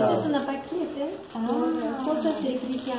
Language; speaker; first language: Spanish; non-native, learner; Russian